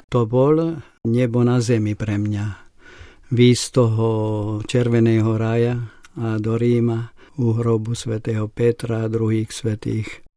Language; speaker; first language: Slovak; non-native, local second language; Hungarian